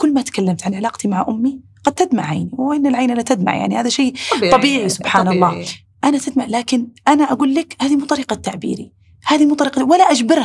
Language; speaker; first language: Arabic; native; Arabic